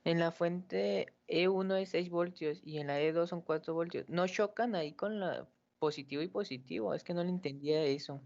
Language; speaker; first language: Spanish; native; Spanish